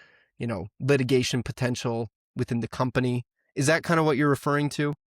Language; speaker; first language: English; native; English